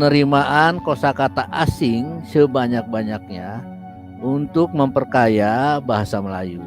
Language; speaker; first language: Indonesian; native; Indonesian